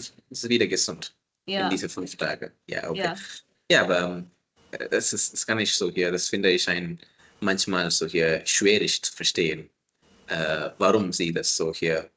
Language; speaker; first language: German; non-native, fluent; Tamil